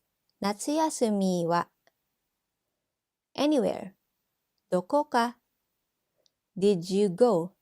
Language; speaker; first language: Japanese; non-native, fluent; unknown